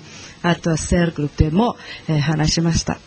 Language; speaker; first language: Japanese; non-native, learner; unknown